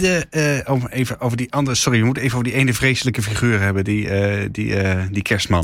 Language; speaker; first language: Dutch; native; Dutch